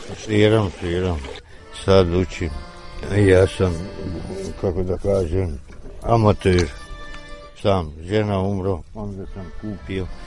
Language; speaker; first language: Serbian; non-native, local second language; Hungarian